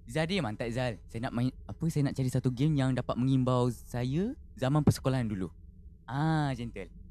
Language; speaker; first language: Malay; native; Malay